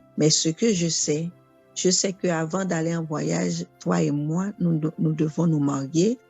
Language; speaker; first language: French; non-native, local second language; Haitian Creole